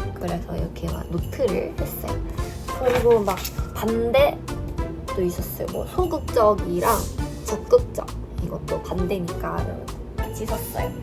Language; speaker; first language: Korean; non-native, fluent; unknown